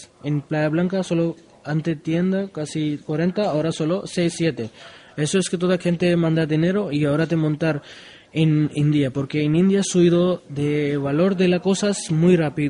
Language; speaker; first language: Spanish; non-native, learner; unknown